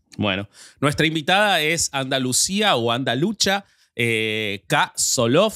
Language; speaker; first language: Spanish; native; Spanish